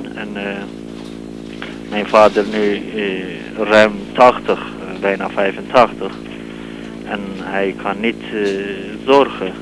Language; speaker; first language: Dutch; non-native, learner; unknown